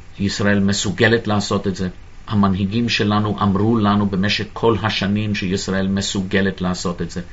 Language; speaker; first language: Hebrew; non-native, fluent; English